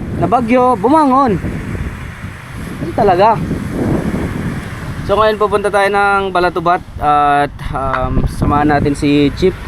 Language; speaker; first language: Filipino; non-native, local second language; Iloko